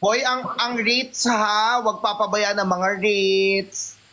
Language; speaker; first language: Filipino; native; Filipino